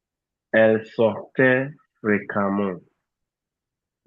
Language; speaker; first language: French; non-native, fluent; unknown